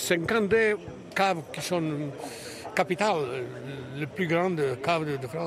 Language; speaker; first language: French; non-native, learner; Croatian